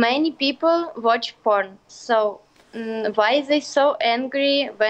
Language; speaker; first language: English; non-native, learner; Ukrainian